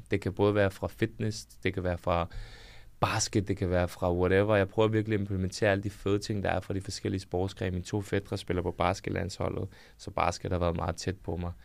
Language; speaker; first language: Danish; early bilingual, other home language; Serbian